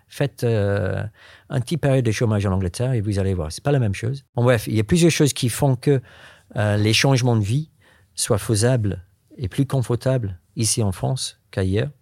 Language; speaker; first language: French; non-native, fluent; English